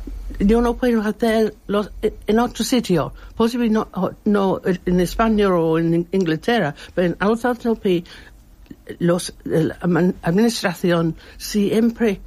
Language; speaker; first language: Spanish; non-native, learner; English